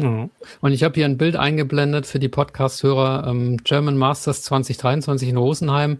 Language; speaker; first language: German; native; German